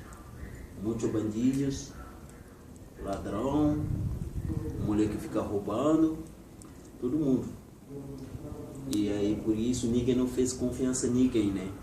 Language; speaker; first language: Portuguese; non-native, learner; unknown